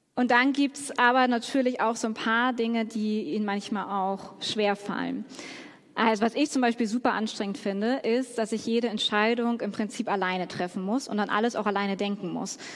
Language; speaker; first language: German; native; German